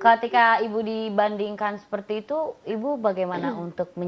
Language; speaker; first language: Indonesian; native; Indonesian